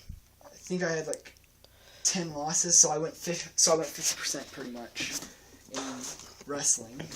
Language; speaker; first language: English; native; English